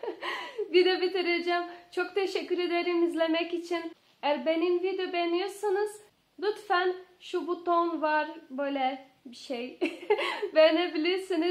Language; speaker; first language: Turkish; non-native, learner; Portuguese